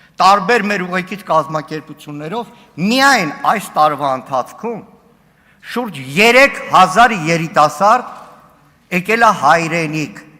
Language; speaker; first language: Armenian; native; Armenian